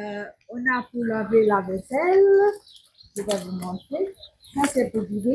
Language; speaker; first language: French; non-native, fluent; Portuguese